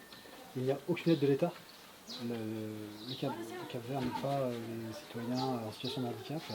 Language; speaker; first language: French; native; French